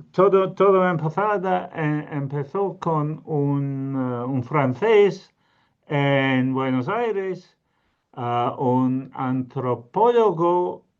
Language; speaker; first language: Spanish; non-native, fluent; English